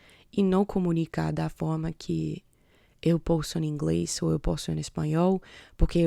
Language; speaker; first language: Portuguese; non-native, fluent; English